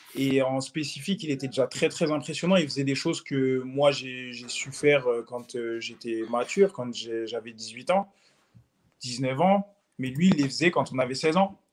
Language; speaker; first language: French; native; French